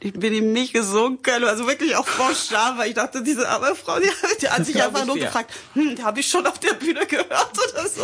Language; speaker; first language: German; non-native, fluent; French